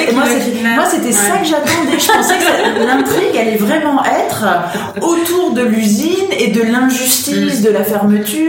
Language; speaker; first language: French; native; French